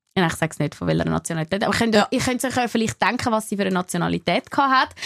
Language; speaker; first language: Swiss German; native; Swiss German